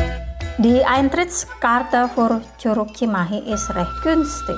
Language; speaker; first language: German; non-native, fluent; Indonesian